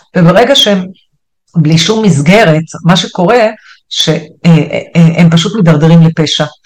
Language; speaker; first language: Hebrew; non-native, local second language; Arabic